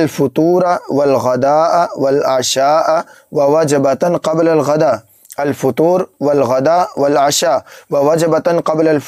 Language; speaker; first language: Arabic; non-native, fluent; Urdu